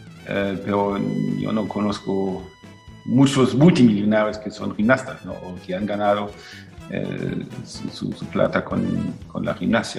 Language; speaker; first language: Spanish; non-native, fluent; German